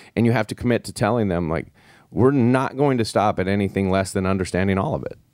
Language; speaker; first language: English; native; English